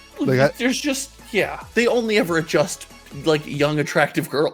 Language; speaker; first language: English; native; English